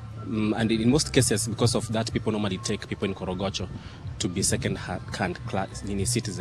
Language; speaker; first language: English; non-native, local second language; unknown